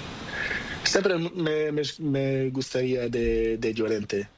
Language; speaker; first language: Spanish; non-native, learner; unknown